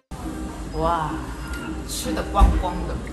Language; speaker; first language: Chinese; non-native, fluent; Korean